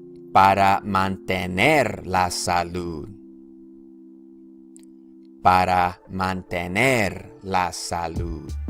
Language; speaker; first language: Spanish; non-native, fluent; English